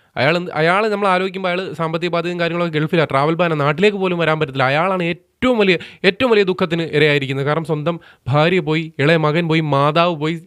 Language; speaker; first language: Malayalam; native; Malayalam